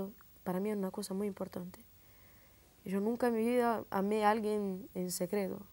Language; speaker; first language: Spanish; non-native, fluent; Portuguese